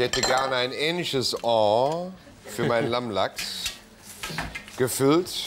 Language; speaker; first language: German; native; German